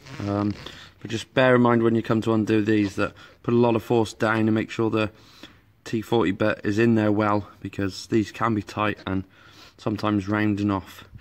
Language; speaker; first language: English; native; English